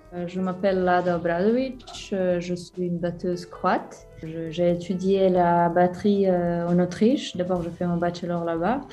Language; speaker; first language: French; non-native, learner; Croatian